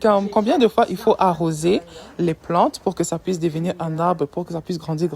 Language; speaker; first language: French; native; French